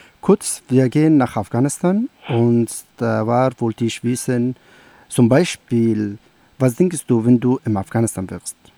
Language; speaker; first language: German; non-native, learner; Persian